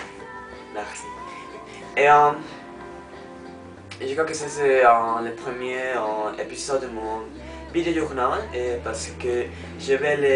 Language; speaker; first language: French; non-native, learner; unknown